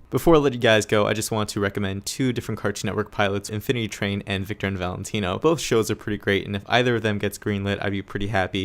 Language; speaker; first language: English; native; English